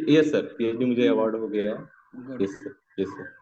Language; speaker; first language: Hindi; native; Hindi